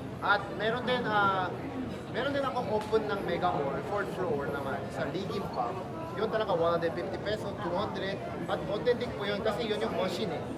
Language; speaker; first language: Filipino; non-native, fluent; Korean